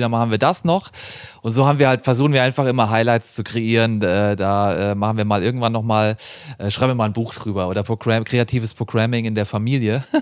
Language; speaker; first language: German; native; German